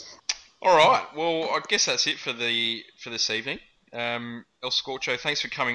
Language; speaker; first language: English; native; English